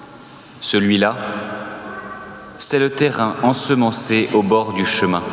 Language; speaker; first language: French; native; French